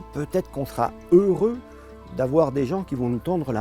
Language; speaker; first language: French; native; French